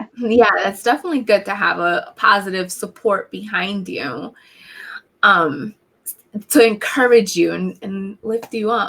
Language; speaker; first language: English; native; English